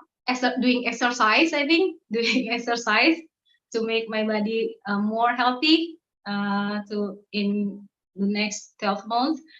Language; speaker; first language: English; non-native, learner; Indonesian